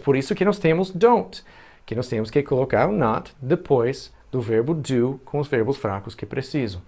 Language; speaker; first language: Portuguese; non-native, fluent; English